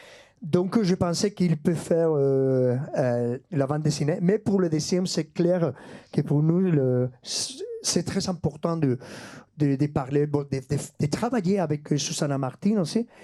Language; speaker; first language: French; non-native, fluent; Basque